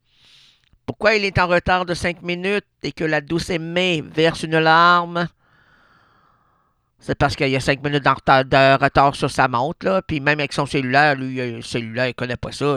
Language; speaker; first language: French; native; French